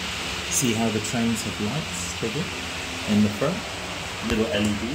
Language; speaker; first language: English; native; English